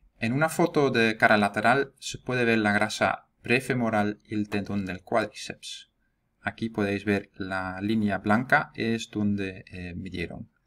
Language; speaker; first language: Spanish; non-native, fluent; Dutch